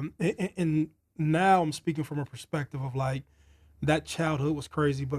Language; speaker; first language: English; native; English